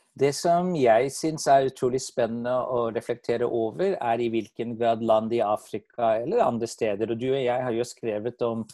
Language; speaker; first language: Norwegian; non-native, fluent; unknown